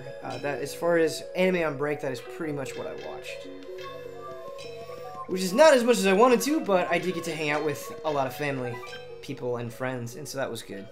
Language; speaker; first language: English; native; English